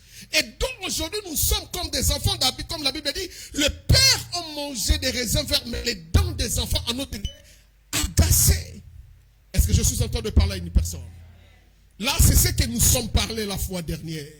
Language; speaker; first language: French; non-native, local second language; Lingala